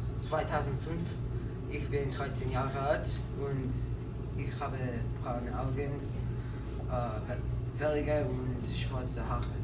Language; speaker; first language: German; non-native, learner; English